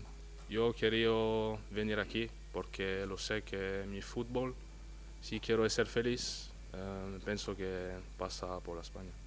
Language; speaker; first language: Spanish; non-native, fluent; French